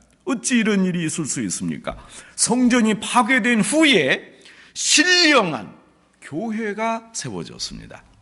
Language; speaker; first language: Korean; native; Korean